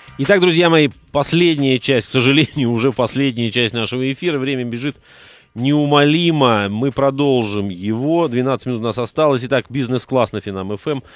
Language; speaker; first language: Russian; native; Russian